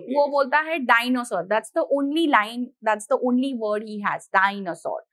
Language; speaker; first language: Hindi; non-native, local second language; Marathi